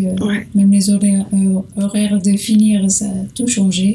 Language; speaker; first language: French; non-native, learner; Portuguese